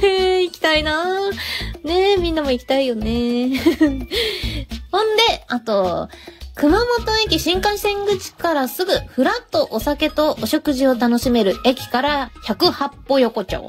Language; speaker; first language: Japanese; native; Japanese